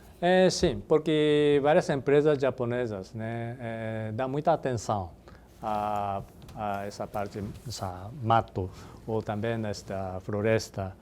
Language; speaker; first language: Portuguese; non-native, fluent; Japanese